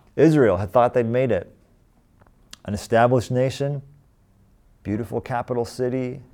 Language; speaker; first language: English; native; English